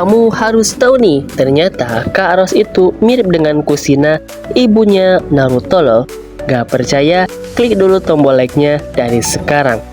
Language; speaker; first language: Indonesian; native; Indonesian